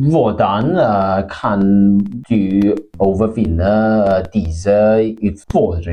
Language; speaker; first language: Norwegian; non-native, learner; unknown